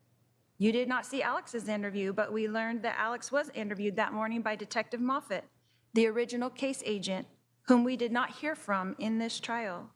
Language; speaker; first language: English; native; English